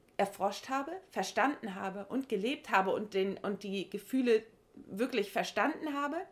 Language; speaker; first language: German; native; German